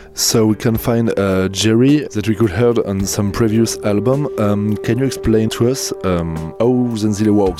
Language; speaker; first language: English; non-native, fluent; French